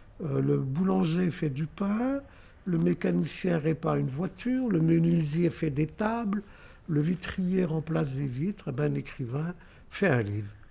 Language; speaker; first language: French; non-native, local second language; Arabic